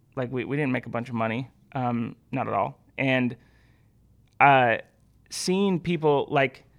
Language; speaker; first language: English; native; English